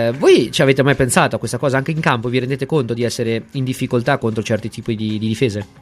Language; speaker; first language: Italian; native; Italian